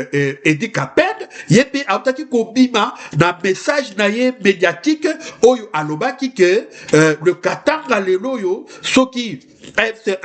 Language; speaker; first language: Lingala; native; Lingala